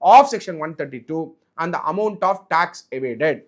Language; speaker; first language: English; non-native, local second language; Tamil